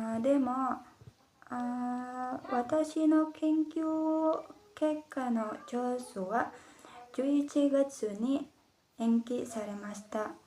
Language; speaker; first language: Japanese; non-native, learner; Indonesian